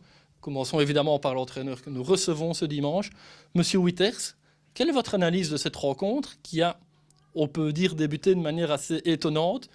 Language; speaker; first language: French; native; French